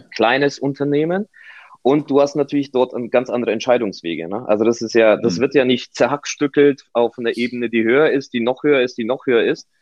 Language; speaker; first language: German; non-native, fluent; Polish